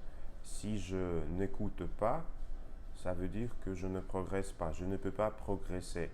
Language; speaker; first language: French; non-native, learner; Russian